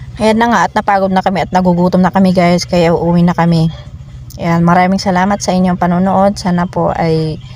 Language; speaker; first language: Filipino; non-native, local second language; Iloko